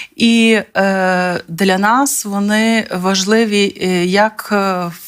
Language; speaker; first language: Ukrainian; native; Ukrainian